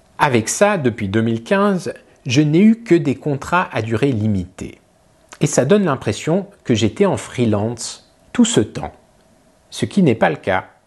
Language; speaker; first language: French; native; French